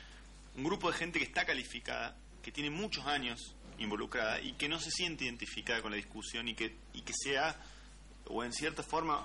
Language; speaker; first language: Spanish; native; Spanish